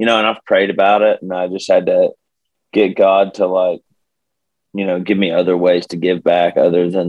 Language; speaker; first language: English; native; English